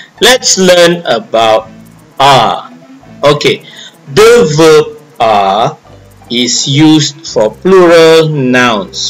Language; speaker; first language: English; non-native, local second language; Malay